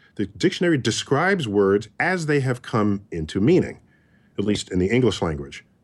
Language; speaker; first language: English; native; English